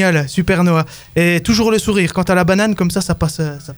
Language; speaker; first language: French; native; French